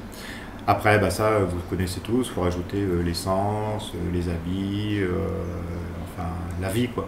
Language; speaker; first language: French; native; French